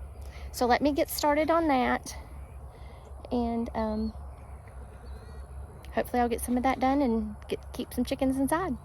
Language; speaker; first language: English; native; English